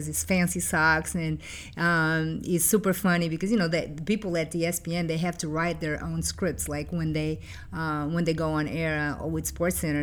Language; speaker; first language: English; non-native, fluent; Portuguese